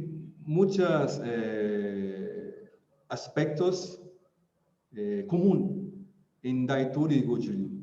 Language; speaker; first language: Spanish; non-native, local second language; Portuguese